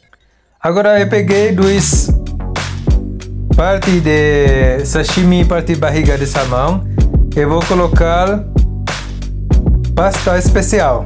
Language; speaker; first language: Portuguese; non-native, learner; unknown